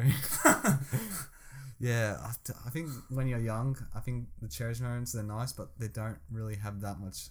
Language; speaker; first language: English; native; English